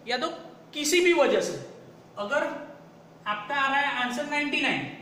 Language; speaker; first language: Hindi; non-native, local second language; Gujarati